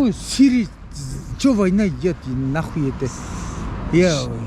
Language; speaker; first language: Russian; non-native, local second language; Tuvinian